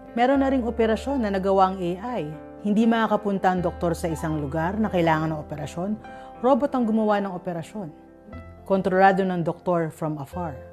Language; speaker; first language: Filipino; native; Filipino